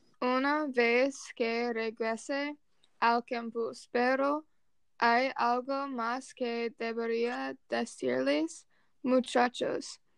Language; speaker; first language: Spanish; non-native, learner; English